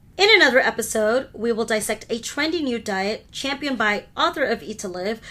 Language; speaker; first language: English; early bilingual, other home language; Hindi